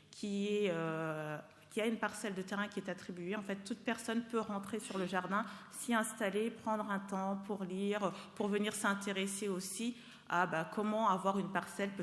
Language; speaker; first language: French; native; French